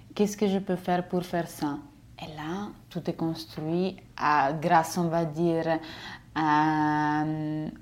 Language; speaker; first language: French; non-native, fluent; Italian